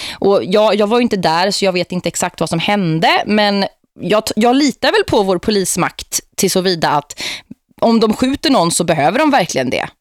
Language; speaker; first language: Swedish; native; Swedish